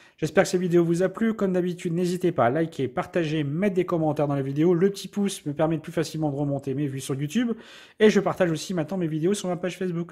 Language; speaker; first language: French; native; French